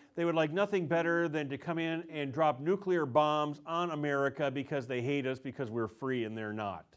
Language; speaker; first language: English; native; English